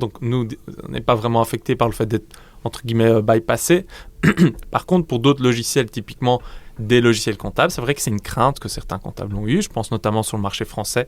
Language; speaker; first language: French; native; French